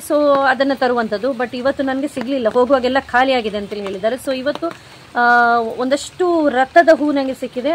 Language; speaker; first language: Kannada; non-native, local second language; Konkani